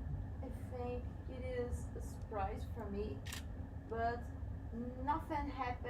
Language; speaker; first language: English; non-native, learner; Portuguese